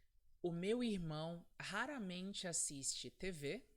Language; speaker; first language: Portuguese; non-native, fluent; English